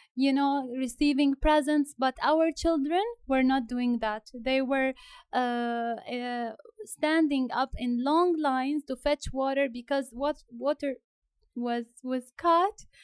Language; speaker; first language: English; non-native, fluent; Arabic